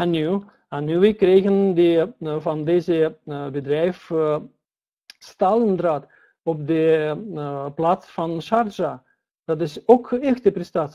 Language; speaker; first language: Dutch; non-native, learner; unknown